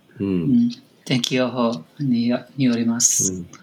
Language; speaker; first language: Japanese; non-native, learner; English